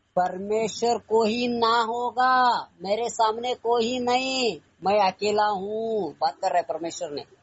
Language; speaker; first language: Hindi; non-native, local second language; Kannada